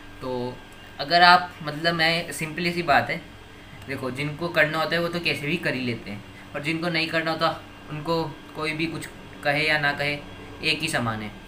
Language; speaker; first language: Hindi; native; Hindi